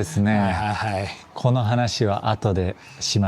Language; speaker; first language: Japanese; non-native, fluent; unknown